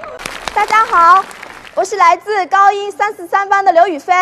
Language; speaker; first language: Chinese; native; Chinese